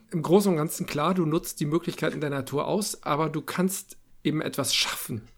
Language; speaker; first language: German; native; German